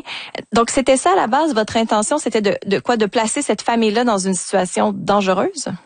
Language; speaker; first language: French; native; French